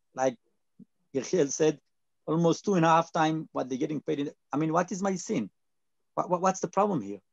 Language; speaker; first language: English; non-native, learner; Hebrew